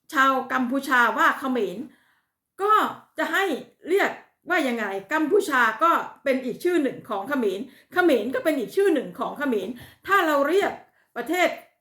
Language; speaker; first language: Thai; native; Thai